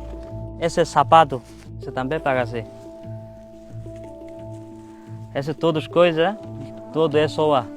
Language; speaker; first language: Portuguese; non-native, learner; Bangla